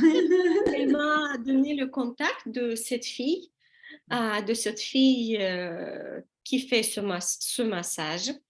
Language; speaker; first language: French; non-native, learner; Russian